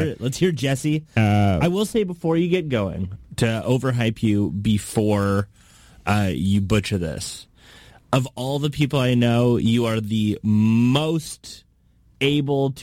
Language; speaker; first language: English; native; English